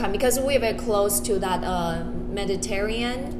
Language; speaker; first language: English; non-native, fluent; Chinese